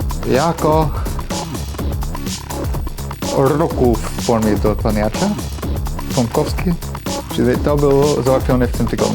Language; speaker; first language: Polish; non-native, fluent; English